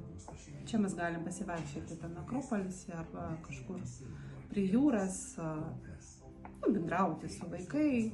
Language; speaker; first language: Lithuanian; non-native, learner; Russian